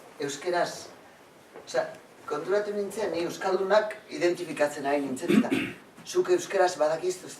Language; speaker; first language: Basque; non-native, local second language; Spanish